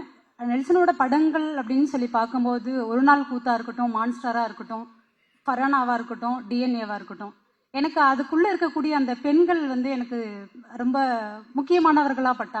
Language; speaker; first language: Tamil; native; Tamil